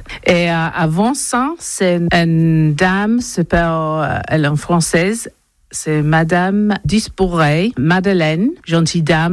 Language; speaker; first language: French; non-native, learner; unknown